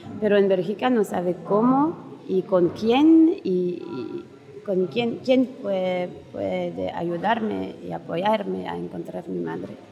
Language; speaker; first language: Spanish; non-native, learner; French